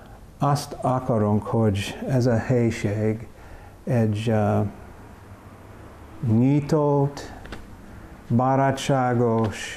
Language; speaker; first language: Hungarian; non-native, learner; English